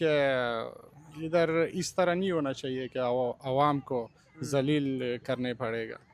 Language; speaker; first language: Urdu; non-native, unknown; Persian